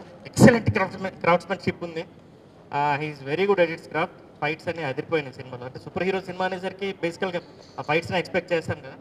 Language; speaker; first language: Telugu; native; Telugu